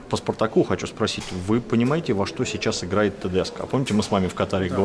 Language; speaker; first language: Russian; native; Russian